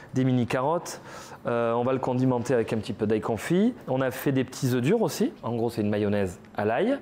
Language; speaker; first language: French; native; French